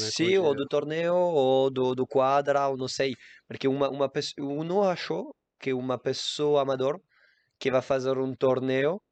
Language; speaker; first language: Portuguese; non-native, learner; French